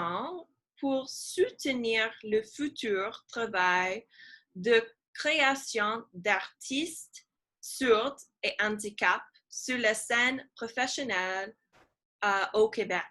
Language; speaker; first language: French; non-native, learner; English